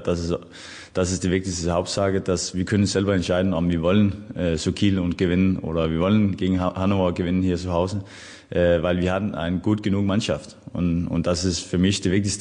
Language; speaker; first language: German; non-native, fluent; Danish